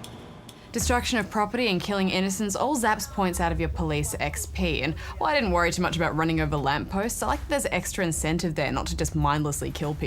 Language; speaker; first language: English; native; English